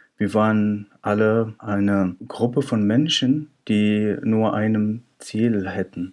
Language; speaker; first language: German; non-native, fluent; Arabic